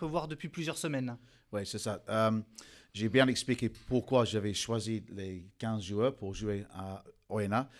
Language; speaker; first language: French; non-native, fluent; English